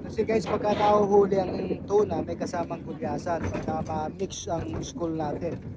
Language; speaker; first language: Filipino; native; Filipino